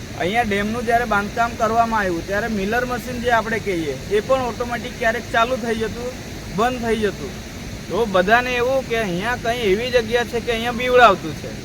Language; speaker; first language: Gujarati; native; Gujarati